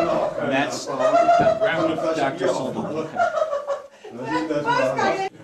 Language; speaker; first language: English; native; English